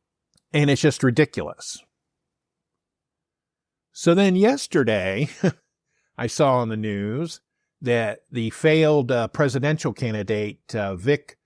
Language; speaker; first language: English; native; English